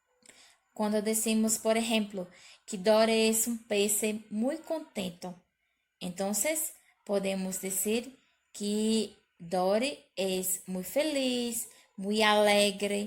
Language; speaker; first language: Spanish; non-native, learner; Portuguese